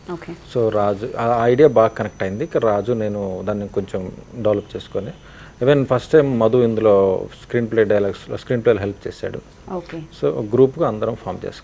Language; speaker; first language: Telugu; native; Telugu